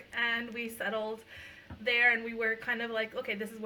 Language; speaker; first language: English; early bilingual, other home language; Punjabi